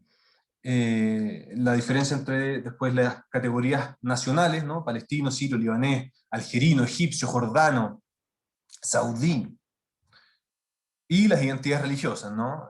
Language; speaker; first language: Spanish; native; Spanish